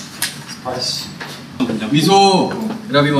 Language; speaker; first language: Japanese; non-native, learner; Korean